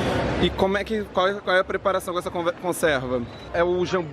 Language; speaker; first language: Portuguese; native; Portuguese